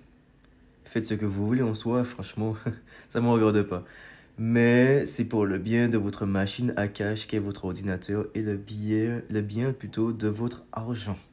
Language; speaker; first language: French; native; French